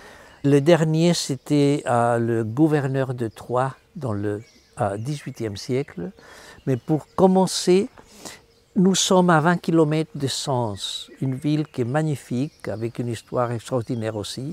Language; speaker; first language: French; non-native, fluent; Spanish